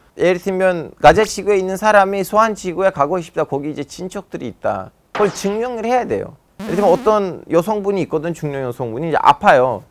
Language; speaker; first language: Korean; non-native, fluent; Turkish